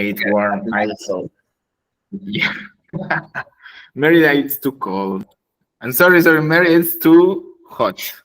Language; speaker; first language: English; non-native, learner; Spanish